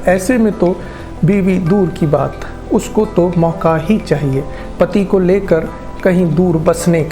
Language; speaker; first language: Hindi; native; Hindi